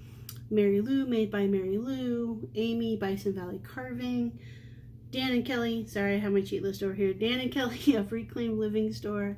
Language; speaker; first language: English; native; English